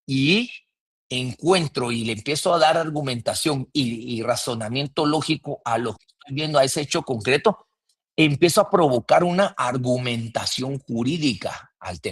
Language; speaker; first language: Spanish; native; Spanish